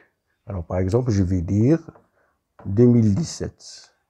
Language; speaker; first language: French; non-native, local second language; Arabic